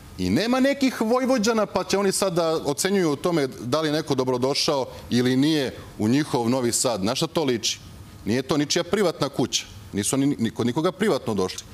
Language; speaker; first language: Serbian; native; Serbian